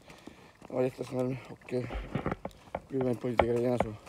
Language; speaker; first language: Swedish; non-native, learner; Spanish